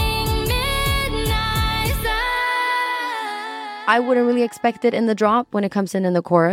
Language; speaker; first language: English; non-native, fluent; Swedish